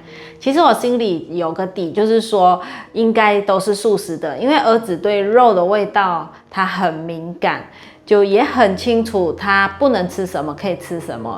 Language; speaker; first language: Chinese; native; Chinese